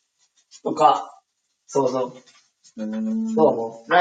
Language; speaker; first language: Japanese; non-native, learner; Spanish